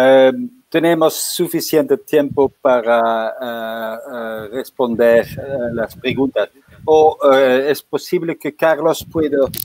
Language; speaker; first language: Spanish; non-native, fluent; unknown